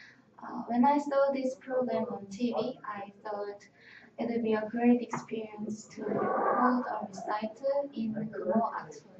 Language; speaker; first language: English; non-native, learner; Korean